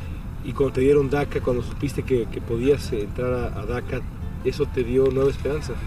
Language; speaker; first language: Spanish; native; Spanish